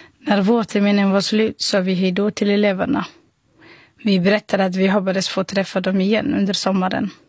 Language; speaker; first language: Swedish; non-native, fluent; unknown